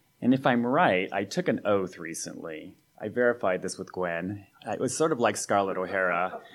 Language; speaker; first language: English; native; English